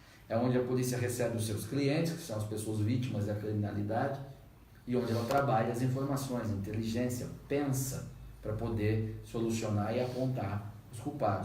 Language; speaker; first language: Portuguese; native; Portuguese